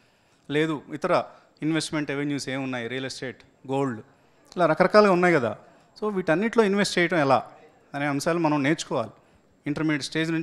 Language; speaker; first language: Telugu; native; Telugu